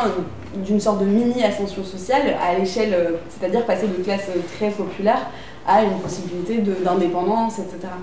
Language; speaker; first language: French; native; French